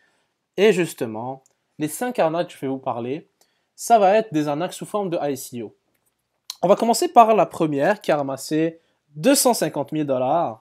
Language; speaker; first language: French; native; French